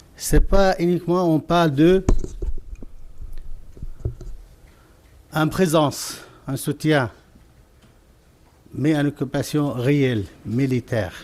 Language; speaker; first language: French; non-native, fluent; Arabic